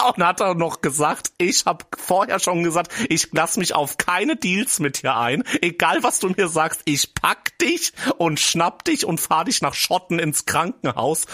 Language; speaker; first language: German; native; German